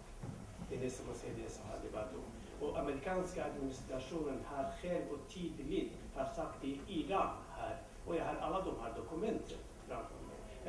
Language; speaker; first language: Swedish; non-native, local second language; Kurdish